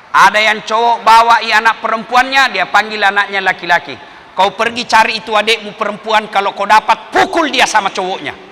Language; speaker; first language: Indonesian; non-native, local second language; Buginese